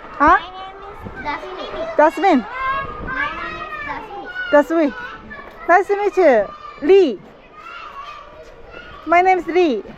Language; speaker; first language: English; non-native, learner; Korean